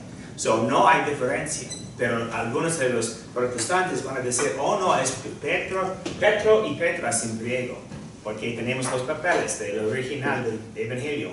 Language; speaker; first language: Spanish; non-native, fluent; English